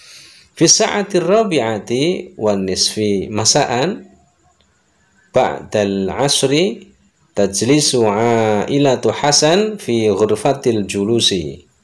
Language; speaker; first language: Arabic; non-native, fluent; Indonesian